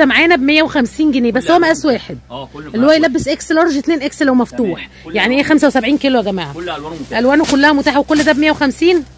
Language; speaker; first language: Arabic; native; Arabic